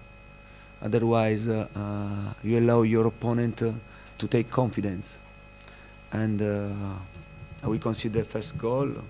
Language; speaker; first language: English; non-native, fluent; Italian